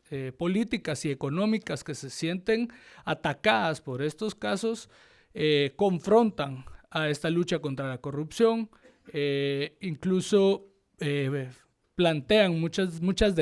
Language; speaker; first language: Spanish; native; Spanish